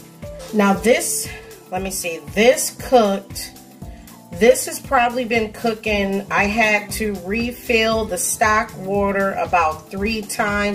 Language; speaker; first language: English; native; English